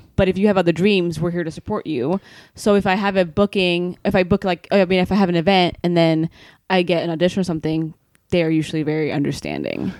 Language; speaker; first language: English; non-native, fluent; Swedish